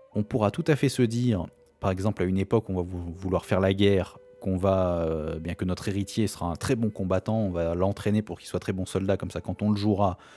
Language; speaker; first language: French; native; French